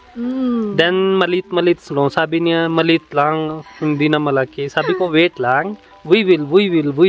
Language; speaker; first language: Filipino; non-native, learner; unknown